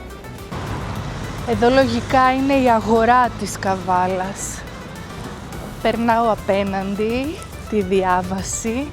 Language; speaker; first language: Greek; native; Greek